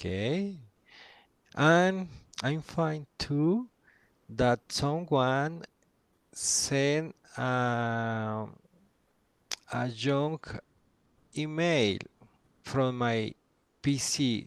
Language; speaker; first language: English; non-native, learner; Spanish